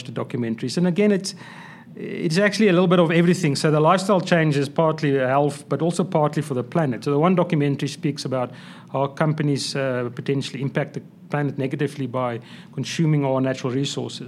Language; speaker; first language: English; non-native, local second language; Afrikaans